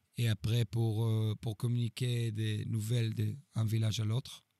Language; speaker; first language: French; non-native, fluent; Hebrew